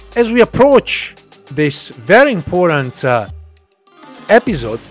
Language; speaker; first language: English; non-native, fluent; Italian